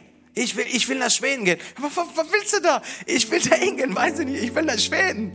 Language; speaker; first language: German; non-native, fluent; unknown